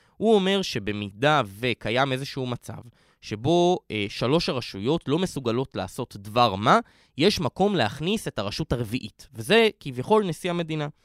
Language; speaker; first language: Hebrew; native; Hebrew